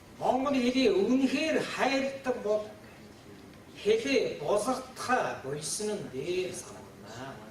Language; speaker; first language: Mongolian; non-native, fluent; Japanese